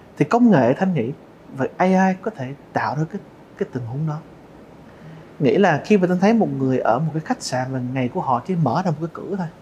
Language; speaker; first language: Vietnamese; early bilingual, heritage; Vietnamese